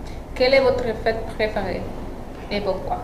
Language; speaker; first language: French; non-native, learner; Spanish